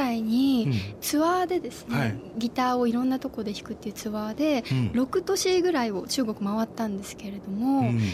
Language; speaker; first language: Japanese; native; Japanese